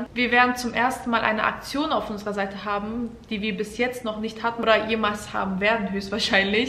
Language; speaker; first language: German; early bilingual, other home language; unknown